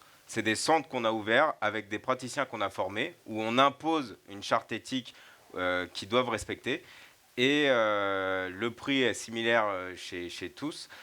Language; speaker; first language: French; native; French